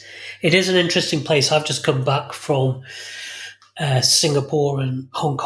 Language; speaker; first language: English; native; English